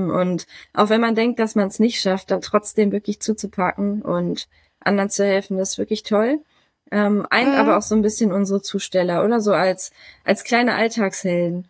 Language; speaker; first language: German; native; German